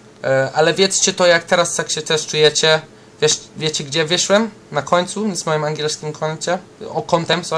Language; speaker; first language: Polish; early bilingual, heritage; English